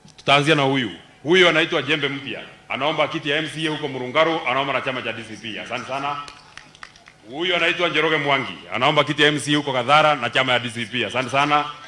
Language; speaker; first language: Swahili; non-native, local second language; Kikuyu